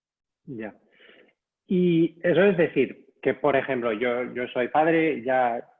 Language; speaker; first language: Spanish; non-native, fluent; English